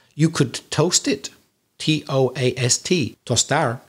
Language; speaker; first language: English; native; English